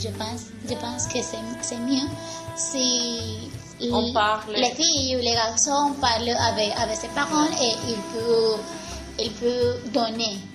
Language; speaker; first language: French; non-native, learner; Spanish